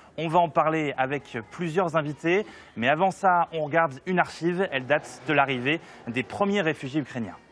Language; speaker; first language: French; native; French